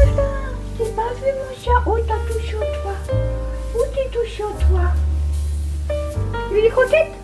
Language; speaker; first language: French; native; French